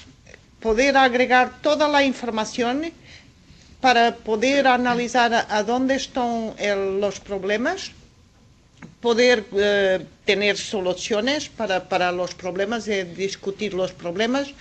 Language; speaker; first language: Spanish; non-native, fluent; Portuguese